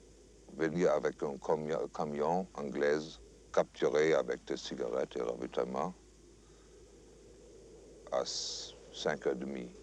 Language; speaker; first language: French; non-native, fluent; German